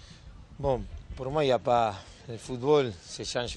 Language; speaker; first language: French; non-native, learner; Spanish